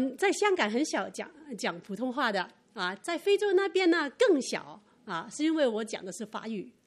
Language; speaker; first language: Chinese; non-native, local second language; Cantonese